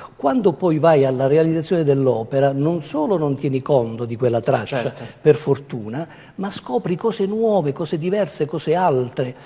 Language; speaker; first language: Italian; native; Italian